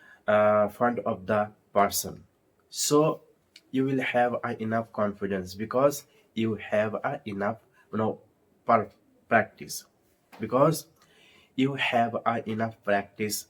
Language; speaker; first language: English; non-native, learner; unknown